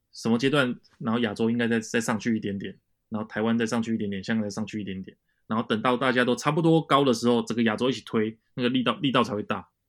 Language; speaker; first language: Chinese; native; Chinese